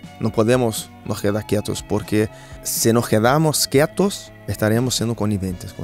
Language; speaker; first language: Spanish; non-native, fluent; Portuguese